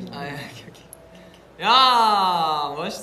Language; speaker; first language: Korean; native; Korean